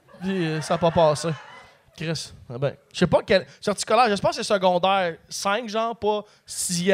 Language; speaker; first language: French; native; French